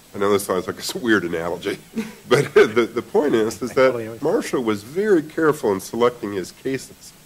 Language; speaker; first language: English; native; English